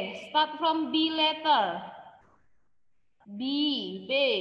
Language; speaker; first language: English; non-native, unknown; Indonesian